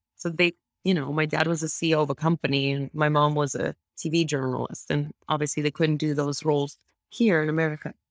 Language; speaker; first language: English; early bilingual, other home language; Russian